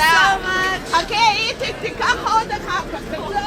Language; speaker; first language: Hebrew; non-native, fluent; Russian